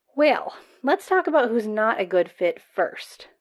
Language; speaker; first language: English; native; English